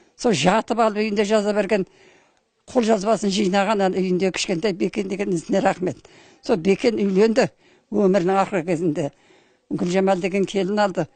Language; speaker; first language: Kazakh; native; Kazakh